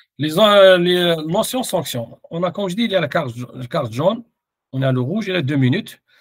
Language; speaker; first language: French; non-native, local second language; Arabic